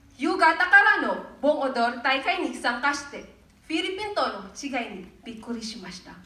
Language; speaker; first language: Japanese; non-native, learner; Filipino